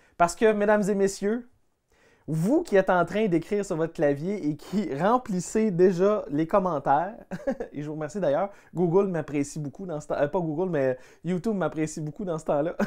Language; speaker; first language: French; native; French